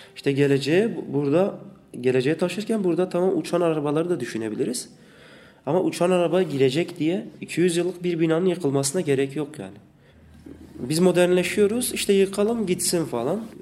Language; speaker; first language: Turkish; native; Turkish